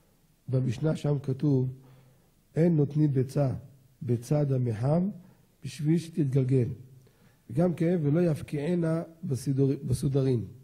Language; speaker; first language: Hebrew; native; Hebrew